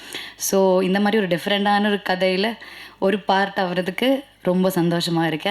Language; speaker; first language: Tamil; non-native, learner; Telugu